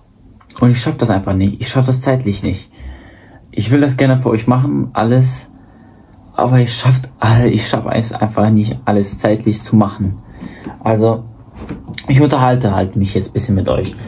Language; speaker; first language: German; early bilingual, other home language; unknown